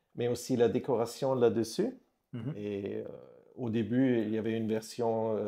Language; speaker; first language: French; non-native, fluent; German